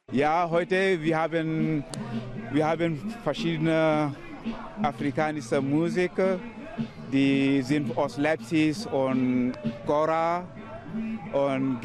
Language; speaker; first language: German; non-native, learner; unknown